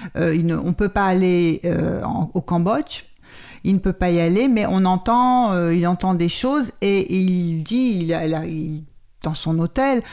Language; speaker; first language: French; native; French